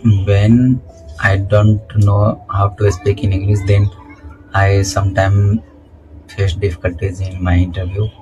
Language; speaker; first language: English; non-native, learner; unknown